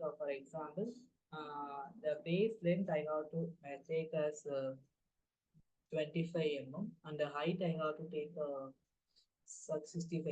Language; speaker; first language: English; non-native, local second language; Tamil